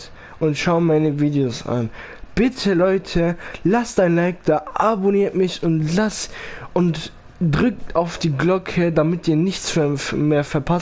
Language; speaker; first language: German; early bilingual, other home language; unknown